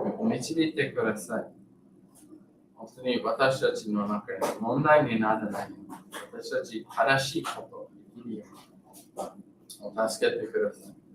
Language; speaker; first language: Japanese; non-native, learner; English